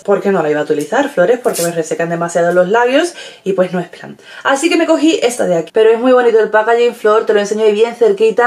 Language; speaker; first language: Spanish; native; Spanish